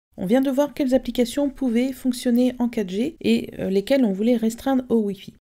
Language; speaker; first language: French; native; French